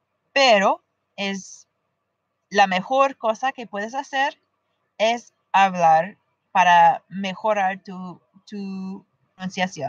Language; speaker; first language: Spanish; non-native, fluent; English